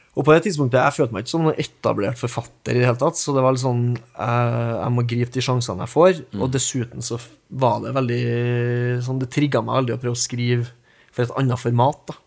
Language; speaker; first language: Norwegian; native; Norwegian